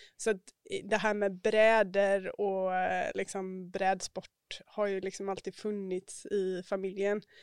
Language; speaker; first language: Swedish; native; Swedish